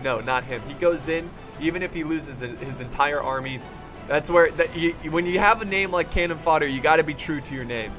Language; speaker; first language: English; native; English